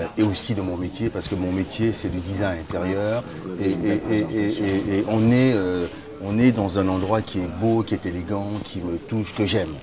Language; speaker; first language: French; early bilingual, other home language; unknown